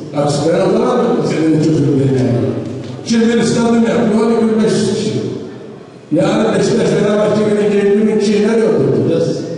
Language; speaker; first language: Turkish; native; Turkish